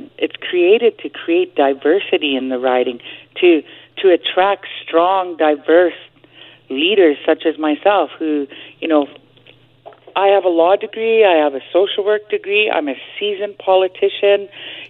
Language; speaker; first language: English; native; English